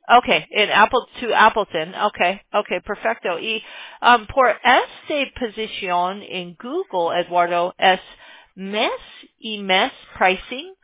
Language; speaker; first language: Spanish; non-native, learner; English